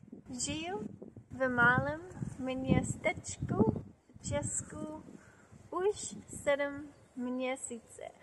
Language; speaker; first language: Czech; non-native, learner; English